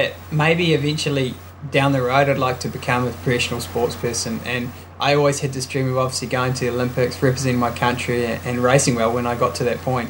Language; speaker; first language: English; native; English